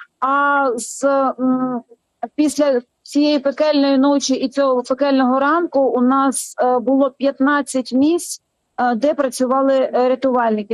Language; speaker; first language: Ukrainian; native; Ukrainian